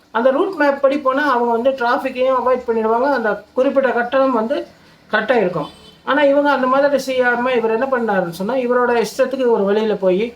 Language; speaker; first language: Tamil; native; Tamil